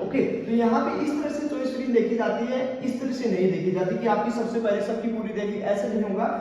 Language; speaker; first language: Hindi; native; Hindi